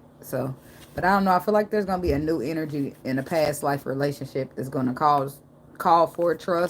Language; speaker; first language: English; native; English